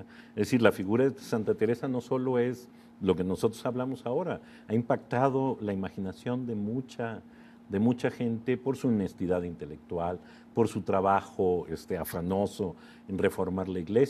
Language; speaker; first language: Spanish; native; Spanish